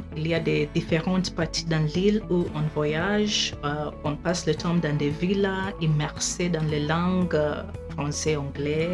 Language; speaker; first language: French; non-native, fluent; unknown